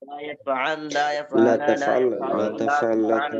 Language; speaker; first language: Arabic; non-native, learner; Bangla